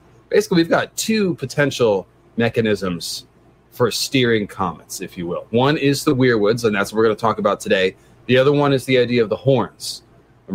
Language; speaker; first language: English; native; English